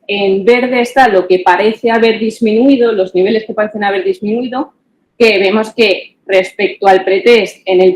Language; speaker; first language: Spanish; native; Spanish